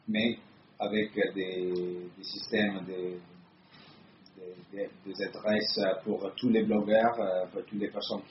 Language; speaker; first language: French; non-native, fluent; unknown